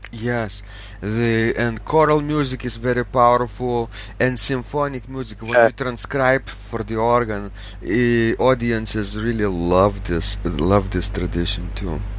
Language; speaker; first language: English; non-native, fluent; Lithuanian